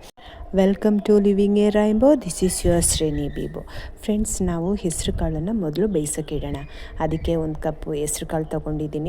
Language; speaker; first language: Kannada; native; Kannada